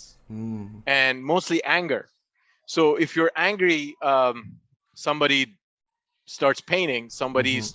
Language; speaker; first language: English; non-native, fluent; Persian